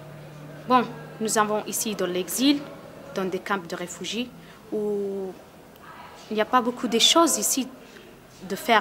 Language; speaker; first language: French; non-native, learner; Arabic